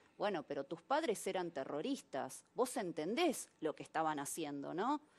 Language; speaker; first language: Spanish; native; Spanish